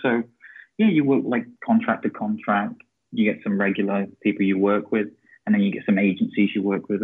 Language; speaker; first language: English; native; English